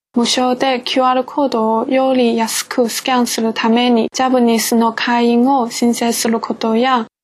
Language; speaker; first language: Japanese; non-native, fluent; Chinese